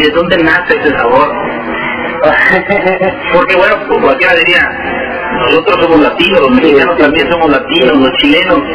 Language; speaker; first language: Spanish; native; Spanish